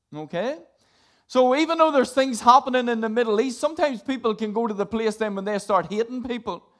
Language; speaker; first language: English; native; English